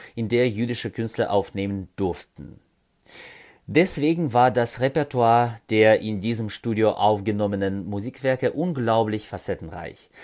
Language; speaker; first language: German; non-native, fluent; Russian